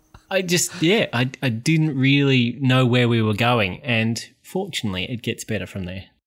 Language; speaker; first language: English; native; English